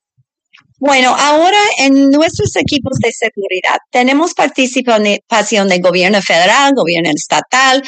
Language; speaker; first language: Spanish; early bilingual, other home language; English